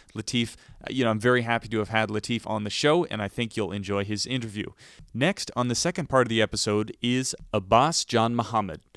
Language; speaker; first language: English; native; English